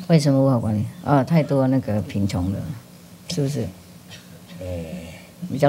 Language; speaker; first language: Chinese; non-native, fluent; Vietnamese